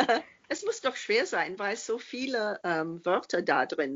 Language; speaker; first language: German; non-native, fluent; English